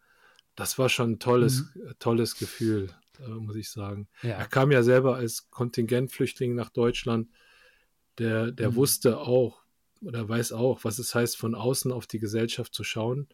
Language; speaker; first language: German; early bilingual, other home language; Korean